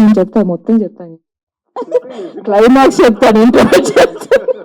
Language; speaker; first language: Telugu; non-native, local second language; Malayalam